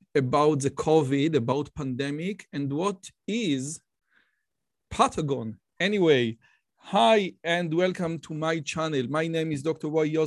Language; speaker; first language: English; non-native, fluent; Hebrew